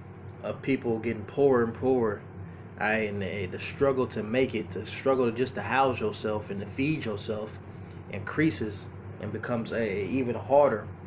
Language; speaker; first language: English; native; English